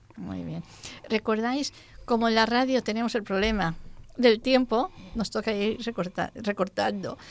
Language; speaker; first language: Spanish; native; Spanish